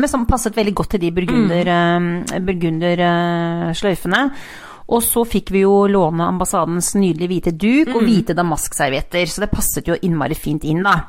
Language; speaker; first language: Norwegian; native; Norwegian